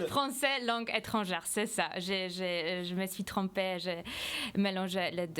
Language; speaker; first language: French; non-native, fluent; Polish